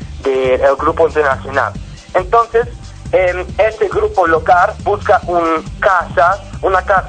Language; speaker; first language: Spanish; non-native, learner; English